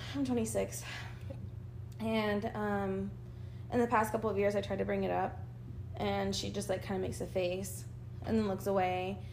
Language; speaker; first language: English; early bilingual, other home language; Spanish